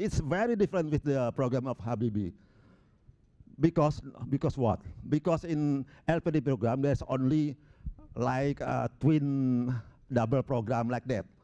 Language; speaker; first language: English; non-native, local second language; Indonesian